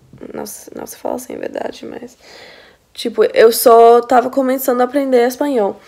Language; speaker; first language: Portuguese; non-native, fluent; English